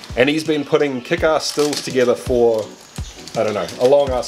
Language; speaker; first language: English; native; English